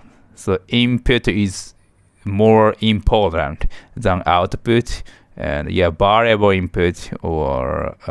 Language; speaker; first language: English; non-native, learner; Japanese